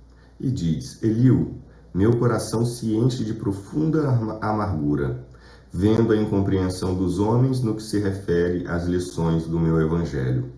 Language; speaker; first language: Portuguese; native; Portuguese